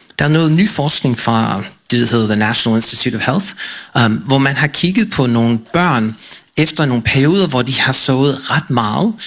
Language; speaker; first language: Danish; non-native, fluent; English